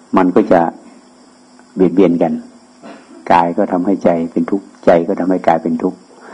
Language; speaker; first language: Thai; native; Thai